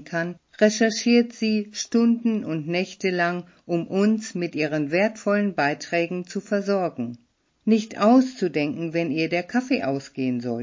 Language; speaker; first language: German; native; German